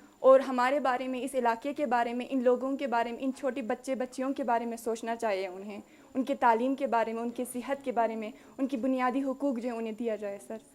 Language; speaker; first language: Urdu; non-native, local second language; Khowar